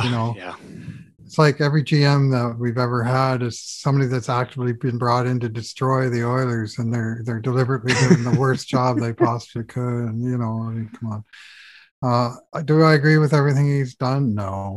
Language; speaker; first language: English; native; English